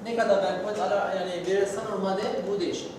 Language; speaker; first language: Turkish; non-native, learner; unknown